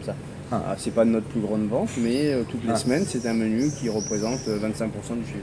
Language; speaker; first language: French; native; French